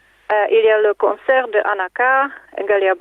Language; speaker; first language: French; non-native, fluent; Czech